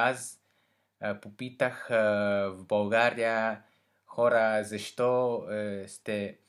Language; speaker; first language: Bulgarian; non-native, learner; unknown